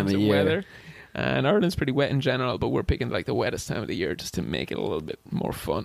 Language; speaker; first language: English; native; English